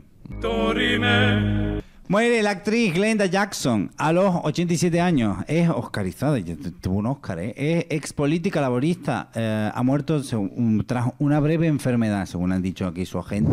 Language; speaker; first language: Spanish; native; Spanish